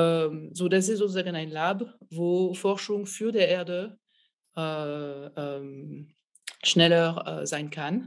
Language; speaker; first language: German; non-native, fluent; French